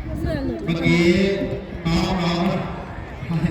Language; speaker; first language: Thai; native; Thai